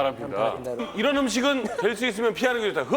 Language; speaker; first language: Korean; native; Korean